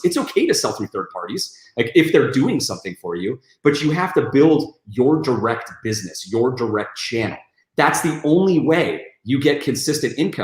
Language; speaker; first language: English; native; English